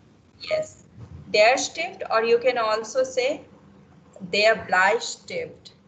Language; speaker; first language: German; non-native, fluent; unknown